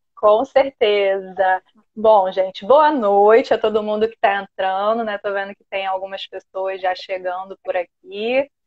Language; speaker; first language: Portuguese; native; Portuguese